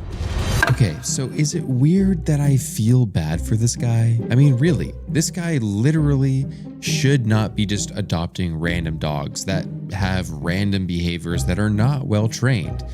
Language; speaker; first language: English; native; English